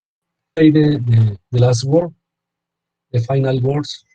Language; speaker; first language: English; non-native, learner; Spanish